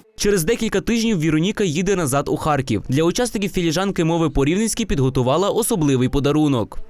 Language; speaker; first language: Ukrainian; native; Ukrainian